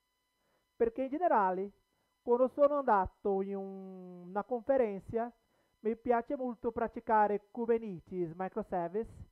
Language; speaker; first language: Italian; non-native, learner; Portuguese